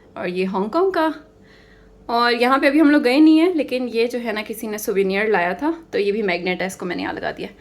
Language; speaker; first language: Urdu; native; Urdu